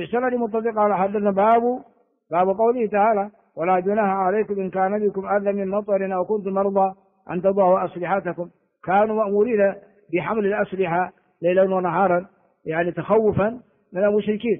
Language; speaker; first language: Arabic; non-native, fluent; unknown